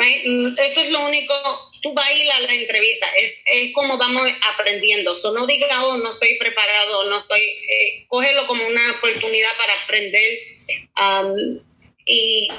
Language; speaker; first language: Spanish; early bilingual, heritage; Spanish